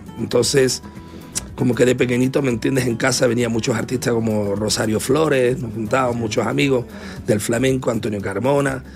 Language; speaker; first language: Spanish; early bilingual, heritage; Spanish